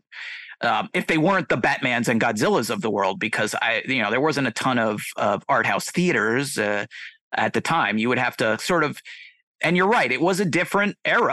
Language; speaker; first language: English; native; English